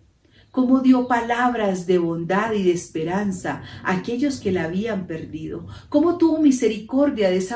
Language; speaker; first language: Spanish; native; Spanish